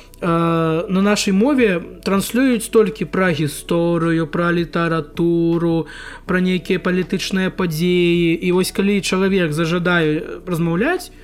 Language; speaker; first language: Belarusian; non-native, local second language; Russian